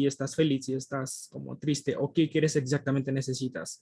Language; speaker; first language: Spanish; non-native, fluent; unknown